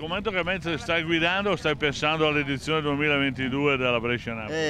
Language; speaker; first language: Italian; native; Italian